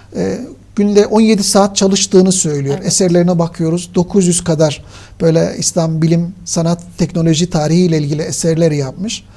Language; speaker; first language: Turkish; native; Turkish